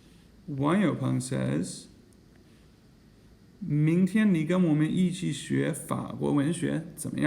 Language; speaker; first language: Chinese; non-native, fluent; English